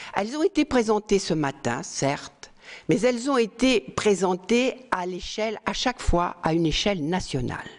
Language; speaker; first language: French; native; French